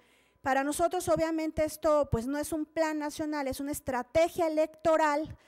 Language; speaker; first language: Spanish; native; Spanish